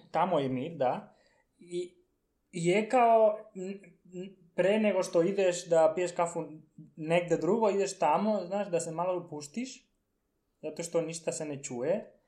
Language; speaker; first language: Serbian; non-native, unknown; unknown